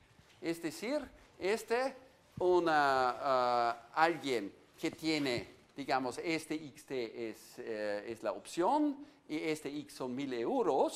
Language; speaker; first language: Spanish; non-native, fluent; German